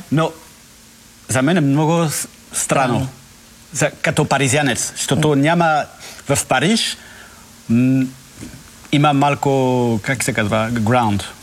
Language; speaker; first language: Bulgarian; non-native, learner; French